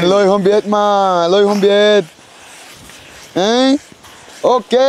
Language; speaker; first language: Vietnamese; non-native, learner; Portuguese